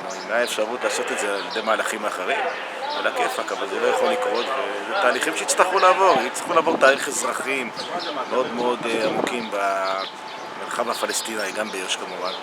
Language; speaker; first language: Hebrew; native; Hebrew